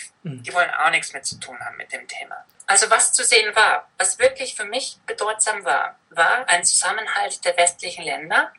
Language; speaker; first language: German; native; German